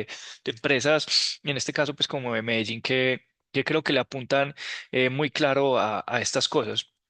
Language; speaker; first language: Spanish; native; Spanish